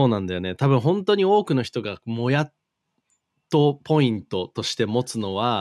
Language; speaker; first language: Japanese; native; Japanese